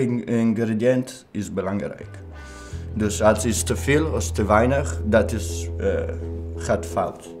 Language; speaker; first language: Dutch; non-native, learner; Italian